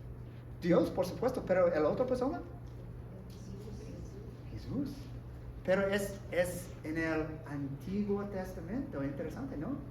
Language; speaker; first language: Spanish; non-native, learner; English